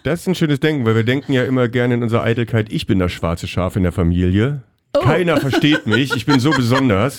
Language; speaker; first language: German; native; German